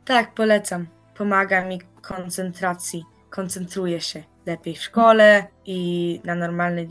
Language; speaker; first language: Polish; early bilingual, heritage; Polish